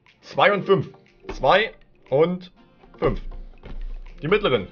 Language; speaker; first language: German; native; German